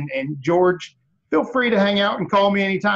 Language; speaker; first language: English; native; English